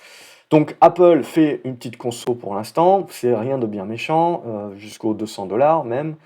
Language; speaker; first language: French; native; French